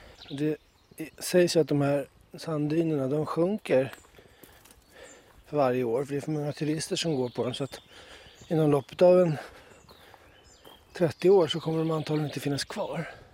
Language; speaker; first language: Swedish; native; Swedish